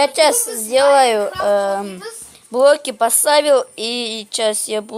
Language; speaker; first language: Russian; non-native, local second language; Kazakh